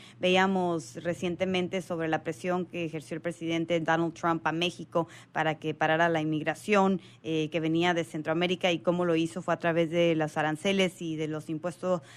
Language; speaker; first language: Spanish; native; Spanish